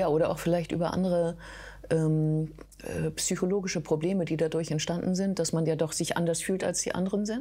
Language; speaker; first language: German; native; German